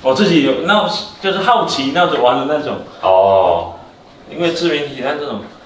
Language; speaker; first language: Chinese; native; Chinese